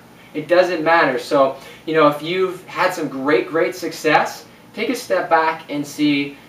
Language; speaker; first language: English; native; English